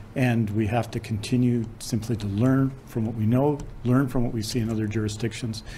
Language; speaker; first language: English; native; English